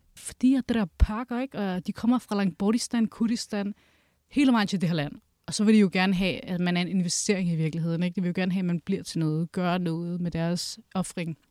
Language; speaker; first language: Danish; early bilingual, other home language; Kurdish